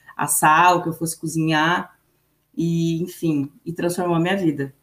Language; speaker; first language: Portuguese; native; Portuguese